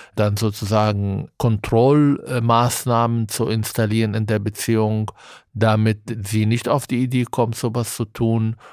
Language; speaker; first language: German; non-native, fluent; Arabic